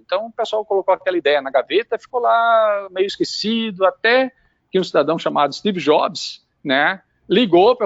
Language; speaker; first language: Portuguese; native; Portuguese